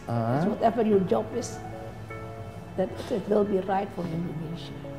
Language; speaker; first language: English; non-native, fluent; Indonesian